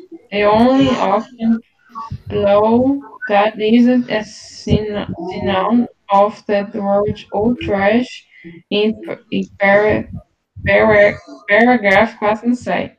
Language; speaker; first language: English; non-native, learner; Portuguese